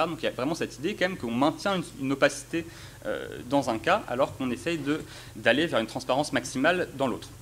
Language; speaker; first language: French; native; French